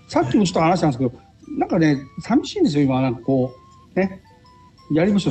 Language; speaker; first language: Japanese; native; Japanese